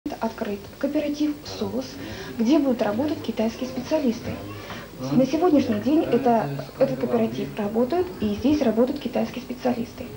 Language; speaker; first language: Russian; native; Russian